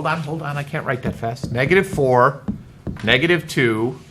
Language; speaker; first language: English; native; English